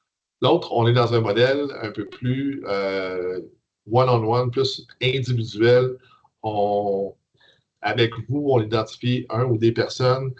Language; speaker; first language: French; native; French